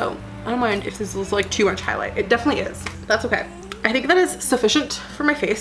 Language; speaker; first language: English; native; English